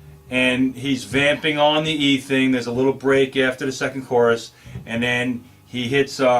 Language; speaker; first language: English; native; English